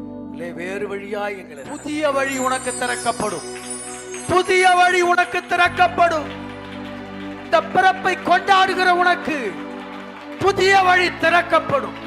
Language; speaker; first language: Tamil; native; Tamil